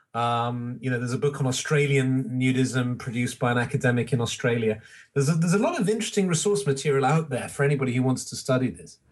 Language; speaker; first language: English; native; English